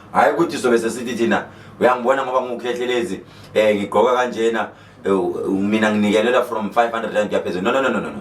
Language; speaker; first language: Zulu; native; Zulu